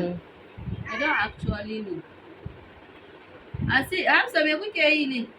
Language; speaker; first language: English; non-native, local second language; Hausa